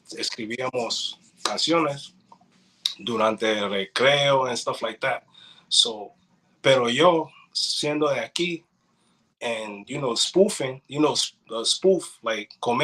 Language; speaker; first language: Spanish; early bilingual, heritage; English